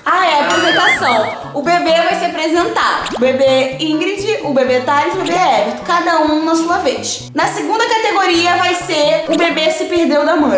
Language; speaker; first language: Portuguese; native; Portuguese